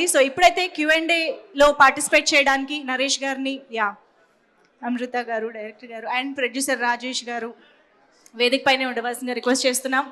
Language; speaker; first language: Telugu; native; Telugu